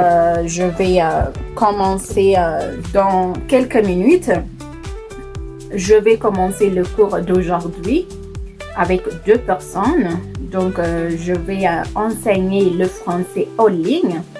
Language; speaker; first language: French; non-native, fluent; Amharic